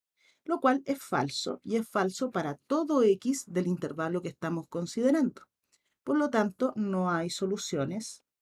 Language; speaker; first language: Spanish; native; Spanish